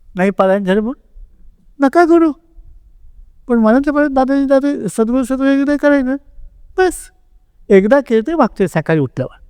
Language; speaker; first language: Marathi; native; Marathi